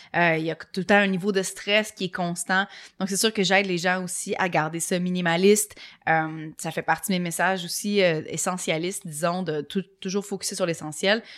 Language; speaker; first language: French; native; French